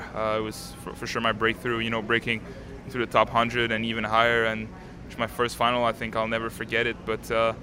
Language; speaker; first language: English; non-native, fluent; French